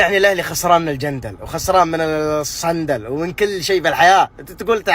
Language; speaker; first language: Arabic; native; Arabic